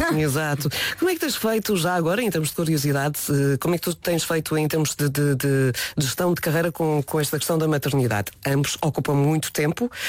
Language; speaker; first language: Portuguese; native; Portuguese